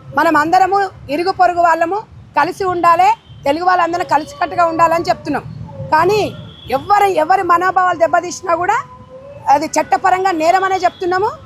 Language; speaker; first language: Telugu; native; Telugu